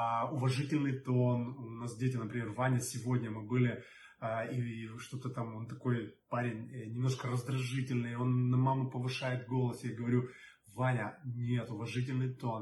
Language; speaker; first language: Russian; native; Russian